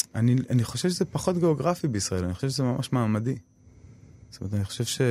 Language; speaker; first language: Hebrew; early bilingual, other home language; Arabic